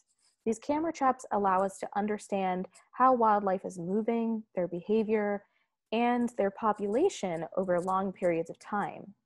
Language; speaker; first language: English; native; English